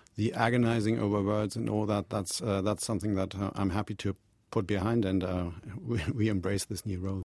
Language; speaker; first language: English; non-native, fluent; German